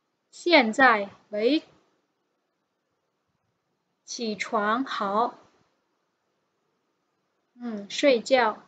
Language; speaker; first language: Chinese; non-native, fluent; Indonesian